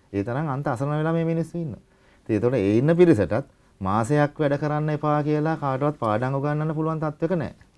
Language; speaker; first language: Sinhala; native; Sinhala